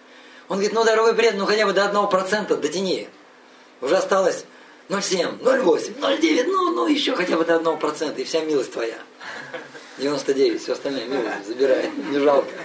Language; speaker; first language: Russian; native; Russian